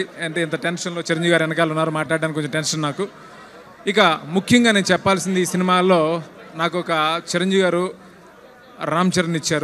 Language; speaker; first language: Telugu; native; Telugu